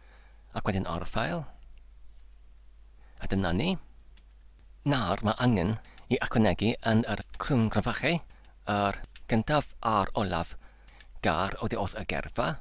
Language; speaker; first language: Welsh; non-native, learner; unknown